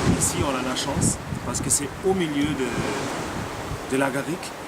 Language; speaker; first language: French; non-native, fluent; German